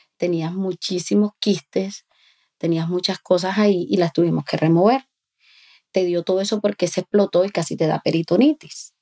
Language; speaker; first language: Spanish; native; Spanish